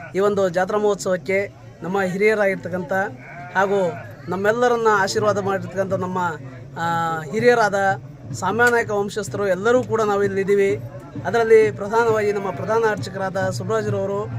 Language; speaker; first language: Kannada; non-native, local second language; Lambadi